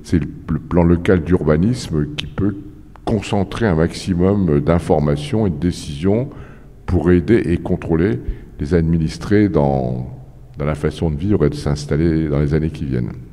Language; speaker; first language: French; native; French